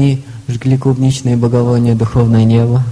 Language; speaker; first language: Russian; native; Russian